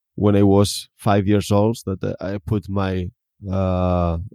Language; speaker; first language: English; non-native, fluent; Spanish